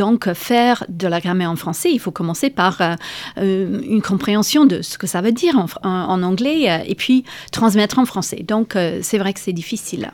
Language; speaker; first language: French; non-native, fluent; English